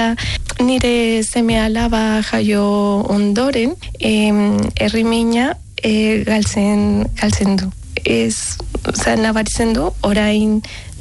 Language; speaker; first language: Basque; non-native, learner; Spanish